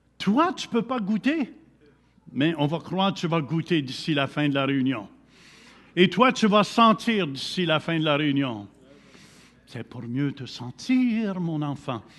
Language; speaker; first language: French; native; French